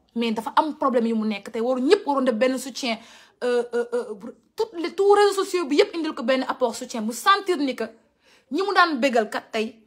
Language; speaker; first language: French; non-native, local second language; Wolof